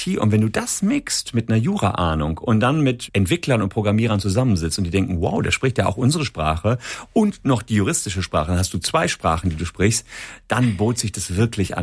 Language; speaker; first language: German; native; German